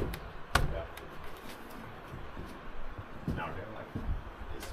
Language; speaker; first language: English; non-native, fluent; Swedish